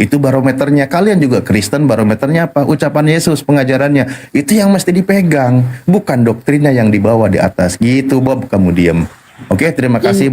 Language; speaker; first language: Indonesian; native; Indonesian